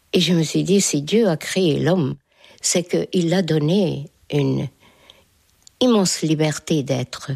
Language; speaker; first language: French; non-native, fluent; Hungarian